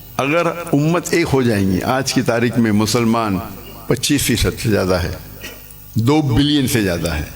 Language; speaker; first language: Urdu; non-native, local second language; English